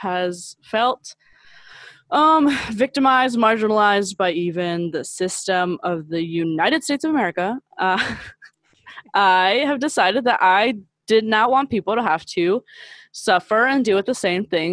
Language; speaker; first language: English; early bilingual, other home language; Spanish